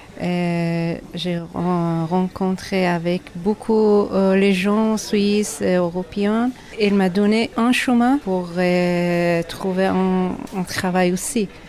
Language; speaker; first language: French; non-native, learner; Persian